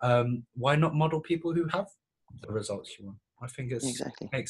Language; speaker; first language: English; native; English